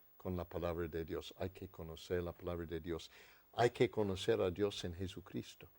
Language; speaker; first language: Spanish; non-native, fluent; English